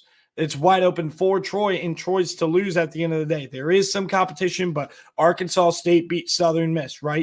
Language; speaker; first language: English; native; English